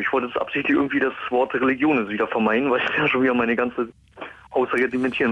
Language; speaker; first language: German; native; German